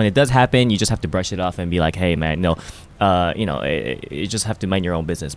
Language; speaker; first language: English; non-native, local second language; Japanese